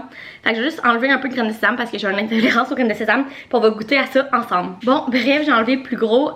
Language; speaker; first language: French; native; French